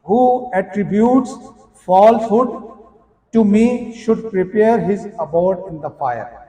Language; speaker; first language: English; non-native, local second language; Urdu